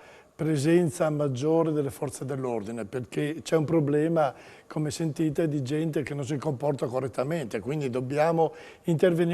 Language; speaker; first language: Italian; native; Italian